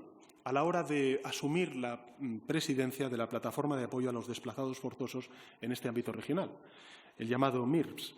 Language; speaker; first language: Spanish; native; Spanish